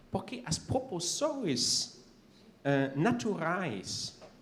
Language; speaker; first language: Portuguese; non-native, fluent; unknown